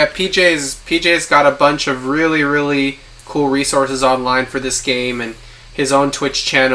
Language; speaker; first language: English; native; English